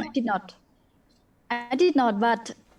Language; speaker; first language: English; non-native, learner; Khmer